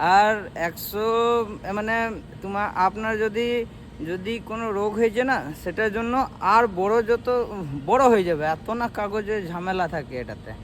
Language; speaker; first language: Bangla; non-native, learner; Hindi